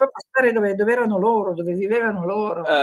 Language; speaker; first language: Italian; native; Italian